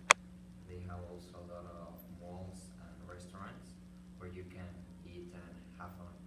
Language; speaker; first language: English; non-native, learner; Spanish